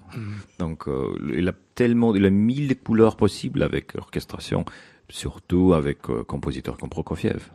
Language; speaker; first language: French; non-native, fluent; Russian